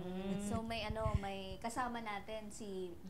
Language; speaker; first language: Filipino; native; Filipino